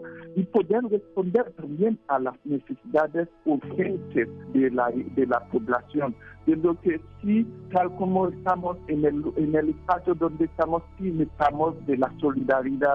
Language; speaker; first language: Spanish; non-native, fluent; Haitian Creole